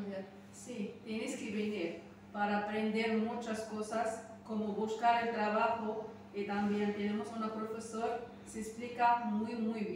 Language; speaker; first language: Spanish; non-native, learner; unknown